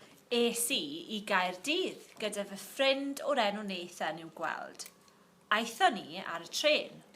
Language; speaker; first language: Welsh; non-native, local second language; English